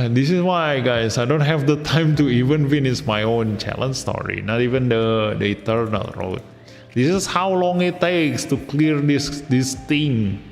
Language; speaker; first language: English; non-native, fluent; Indonesian